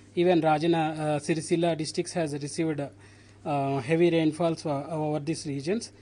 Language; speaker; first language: English; non-native, local second language; Telugu